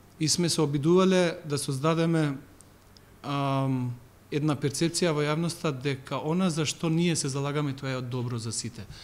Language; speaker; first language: Macedonian; non-native, local second language; Albanian